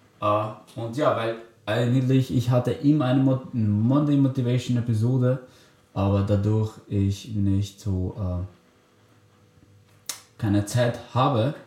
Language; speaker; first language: German; early bilingual, other home language; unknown